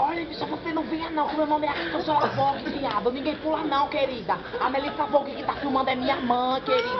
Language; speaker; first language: Portuguese; native; Portuguese